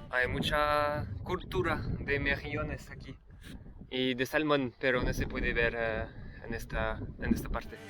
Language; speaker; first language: Spanish; non-native, learner; French